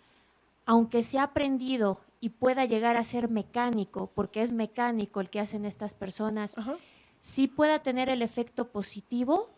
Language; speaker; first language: Spanish; native; Spanish